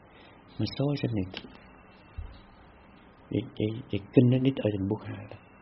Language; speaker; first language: Dutch; non-native, fluent; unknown